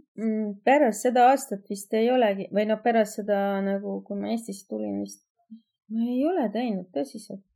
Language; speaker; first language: Estonian; non-native, fluent; Hungarian